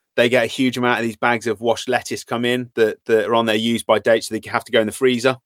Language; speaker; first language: English; native; English